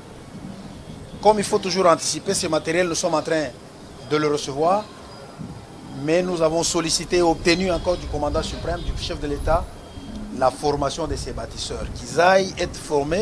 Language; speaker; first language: French; non-native, local second language; Lingala